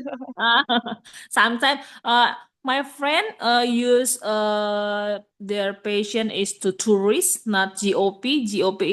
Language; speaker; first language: English; non-native, learner; Indonesian